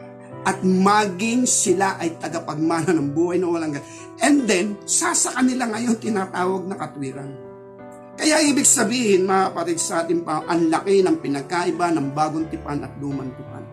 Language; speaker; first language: Filipino; native; Filipino